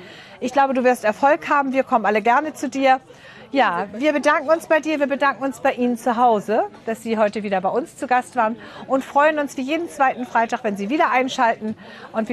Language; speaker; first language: German; native; German